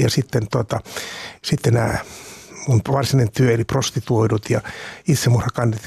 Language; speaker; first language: Finnish; native; Finnish